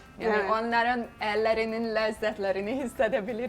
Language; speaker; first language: Turkish; non-native, fluent; Hungarian